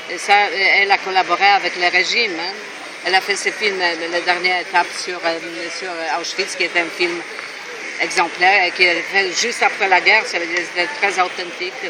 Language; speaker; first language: French; non-native, fluent; Polish